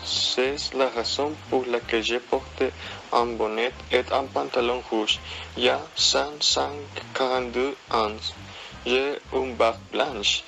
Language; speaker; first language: French; non-native, learner; Spanish